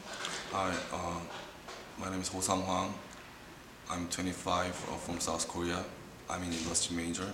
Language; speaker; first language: English; non-native, learner; Korean